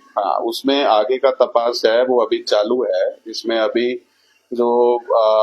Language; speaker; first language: Hindi; non-native, local second language; Marathi